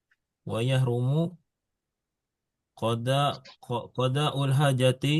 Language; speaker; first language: Arabic; non-native, learner; Indonesian